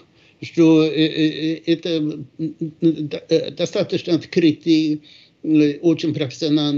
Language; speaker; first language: Russian; non-native, fluent; Swedish